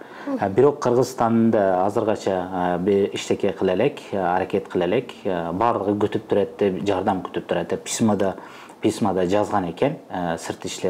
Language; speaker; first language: Kyrgyz; non-native, fluent; Uzbek